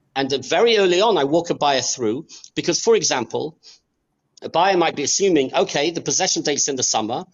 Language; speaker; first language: English; native; English